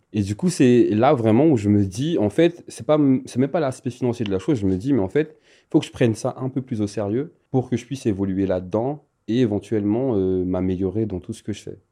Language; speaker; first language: French; non-native, local second language; Malagasy